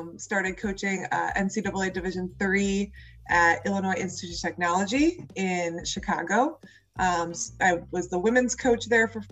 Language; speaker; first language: English; native; English